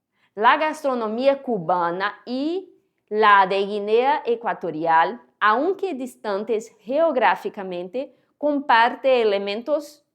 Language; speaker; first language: Spanish; non-native, fluent; Portuguese